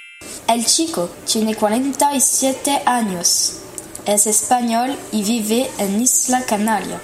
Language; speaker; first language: Spanish; non-native, learner; French